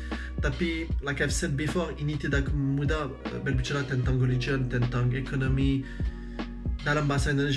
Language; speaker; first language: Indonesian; non-native, learner; French